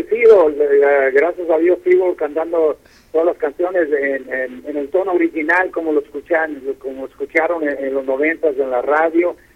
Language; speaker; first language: Spanish; early bilingual, heritage; Spanish